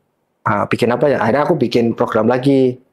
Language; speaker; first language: Indonesian; native; Indonesian